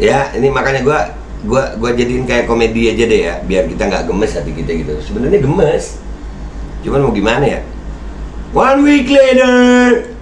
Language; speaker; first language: Indonesian; native; Indonesian